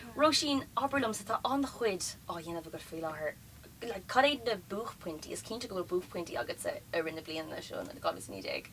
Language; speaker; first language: Irish; native; Irish